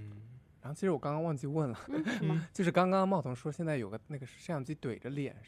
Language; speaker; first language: Chinese; native; Chinese